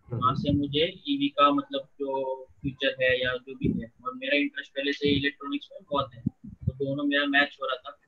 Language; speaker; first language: Hindi; non-native, local second language; Gujarati